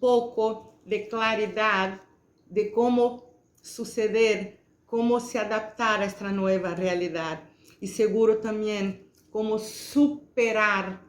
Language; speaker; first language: Spanish; non-native, fluent; Portuguese